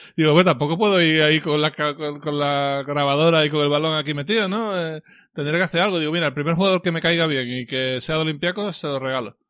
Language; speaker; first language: Spanish; native; Spanish